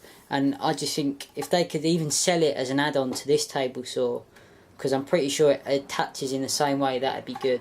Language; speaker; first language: English; native; English